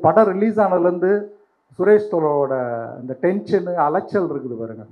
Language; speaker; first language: Tamil; native; Tamil